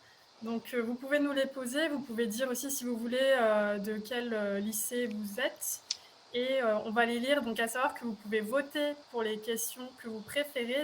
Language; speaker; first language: French; native; French